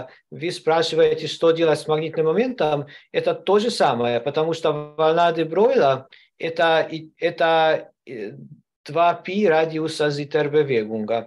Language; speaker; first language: Russian; non-native, learner; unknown